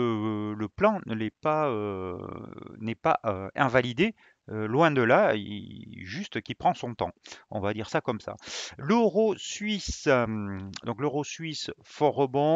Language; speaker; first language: French; native; French